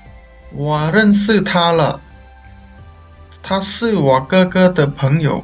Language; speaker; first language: Chinese; non-native, fluent; Khmer